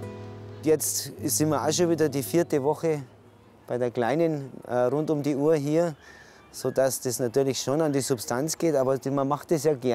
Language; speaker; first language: German; native; German